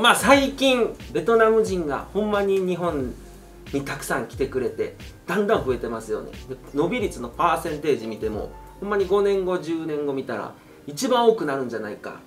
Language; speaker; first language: Japanese; native; Japanese